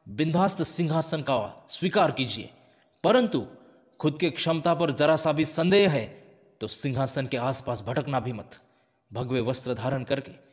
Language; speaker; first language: Hindi; non-native, local second language; Marathi